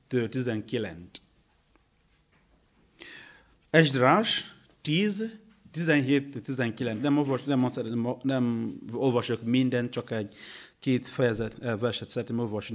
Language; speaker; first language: Hungarian; non-native, learner; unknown